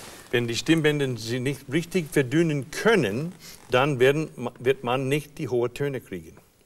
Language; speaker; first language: German; non-native, fluent; English